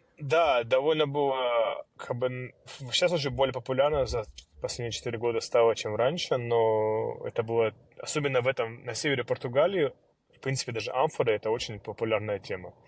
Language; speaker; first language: Russian; early bilingual, other home language; Georgian